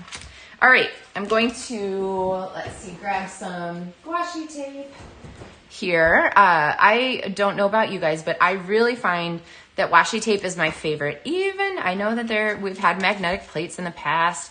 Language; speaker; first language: English; native; English